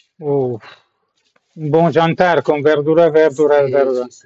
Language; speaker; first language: Portuguese; non-native, learner; English